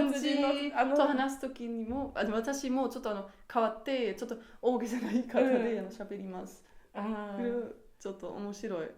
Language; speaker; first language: Japanese; non-native, learner; German